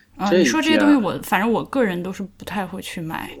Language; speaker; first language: Chinese; native; Chinese